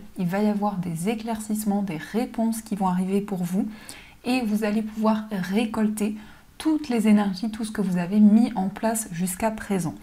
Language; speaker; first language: French; native; French